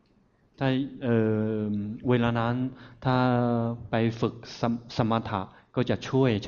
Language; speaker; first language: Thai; non-native, fluent; Chinese